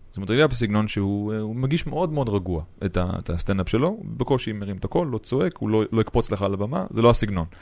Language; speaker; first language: Hebrew; native; Hebrew